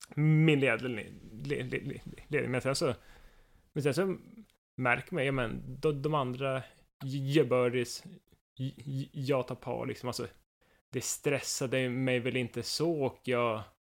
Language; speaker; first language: Swedish; native; Swedish